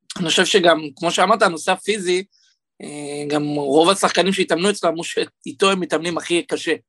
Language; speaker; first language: Hebrew; native; Hebrew